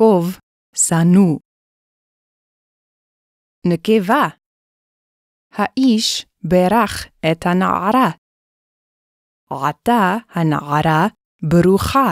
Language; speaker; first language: Hebrew; non-native, fluent; Korean